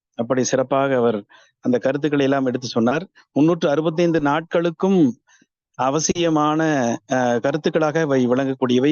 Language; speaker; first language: Tamil; native; Tamil